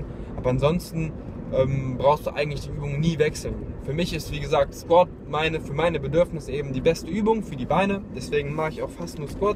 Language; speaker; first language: German; native; German